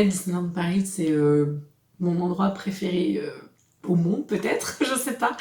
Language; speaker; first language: French; native; French